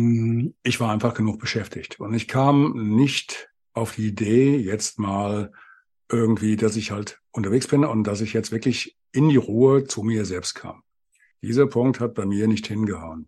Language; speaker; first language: German; native; German